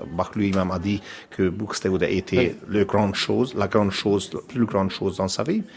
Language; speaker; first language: French; non-native, learner; Hungarian